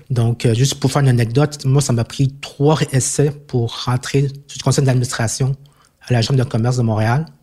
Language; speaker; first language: French; early bilingual, other home language; Chinese